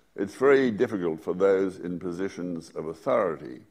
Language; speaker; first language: English; native; English